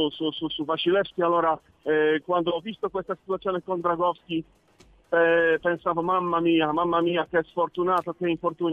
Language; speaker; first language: Italian; non-native, learner; Polish